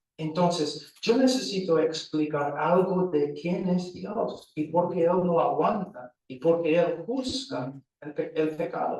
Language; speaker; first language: Spanish; non-native, fluent; English